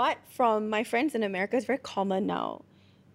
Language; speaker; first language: English; native; English